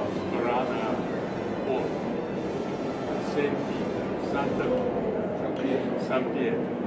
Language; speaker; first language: Italian; non-native, learner; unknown